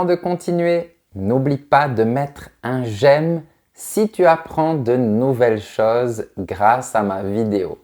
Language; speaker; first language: French; native; French